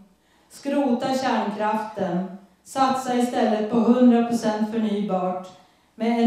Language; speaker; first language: Swedish; native; Swedish